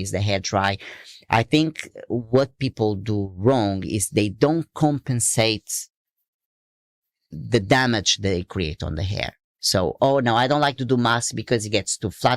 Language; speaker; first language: English; non-native, fluent; Portuguese